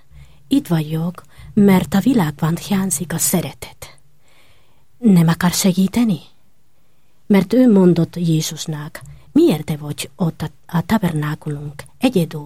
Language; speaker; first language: Hungarian; non-native, learner; Spanish